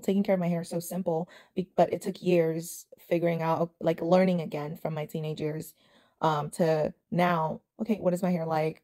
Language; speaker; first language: English; native; English